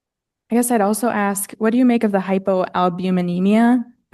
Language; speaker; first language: English; native; English